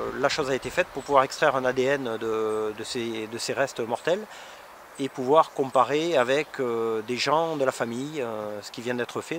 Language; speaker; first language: French; native; French